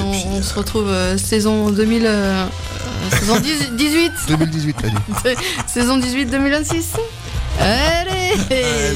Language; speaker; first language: French; native; French